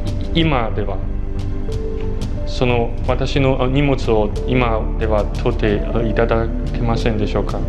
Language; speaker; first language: Japanese; non-native, learner; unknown